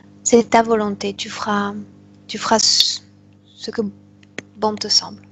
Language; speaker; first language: French; native; French